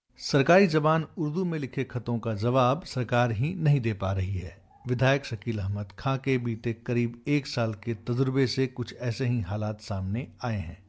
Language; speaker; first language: Urdu; native; Urdu